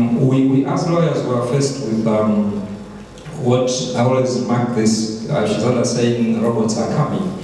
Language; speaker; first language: English; non-native, local second language; Swahili